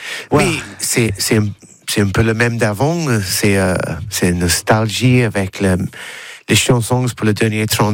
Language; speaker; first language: French; non-native, learner; English